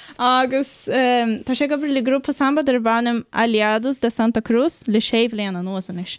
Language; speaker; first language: Irish; non-native, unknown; Portuguese